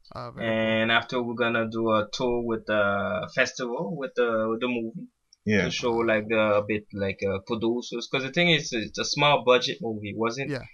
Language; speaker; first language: English; early bilingual, other home language; Haitian Creole